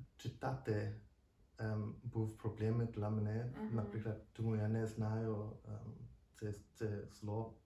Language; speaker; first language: Ukrainian; non-native, learner; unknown